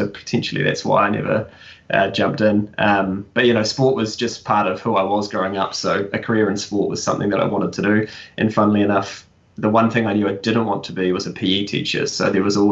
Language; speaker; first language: English; native; English